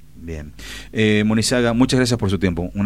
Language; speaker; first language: Spanish; native; Spanish